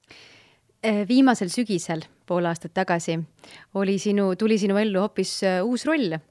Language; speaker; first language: Estonian; native; Estonian